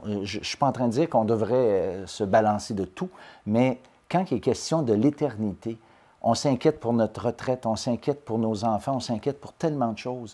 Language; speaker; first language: French; native; French